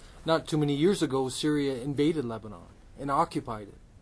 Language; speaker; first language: English; native; English